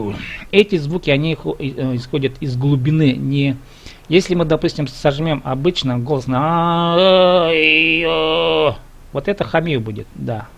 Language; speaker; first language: Russian; native; Russian